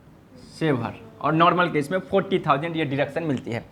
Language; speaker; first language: Hindi; native; Hindi